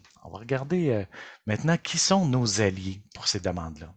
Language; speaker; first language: French; native; French